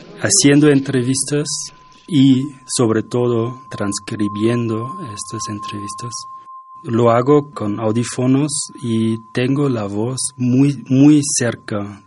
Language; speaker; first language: Spanish; non-native, fluent; German